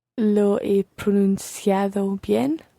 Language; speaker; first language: Spanish; non-native, learner; English